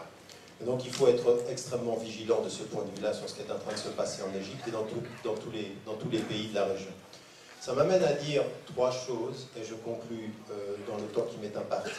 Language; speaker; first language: French; native; French